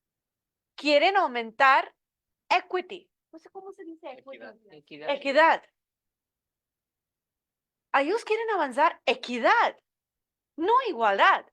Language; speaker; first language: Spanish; non-native, learner; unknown